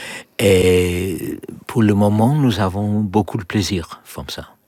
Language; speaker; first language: French; non-native, learner; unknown